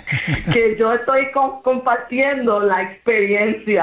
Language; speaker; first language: Spanish; early bilingual, heritage; English